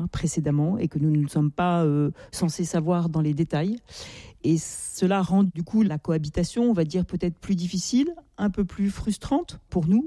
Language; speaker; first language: French; native; French